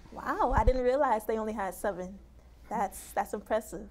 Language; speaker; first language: English; native; English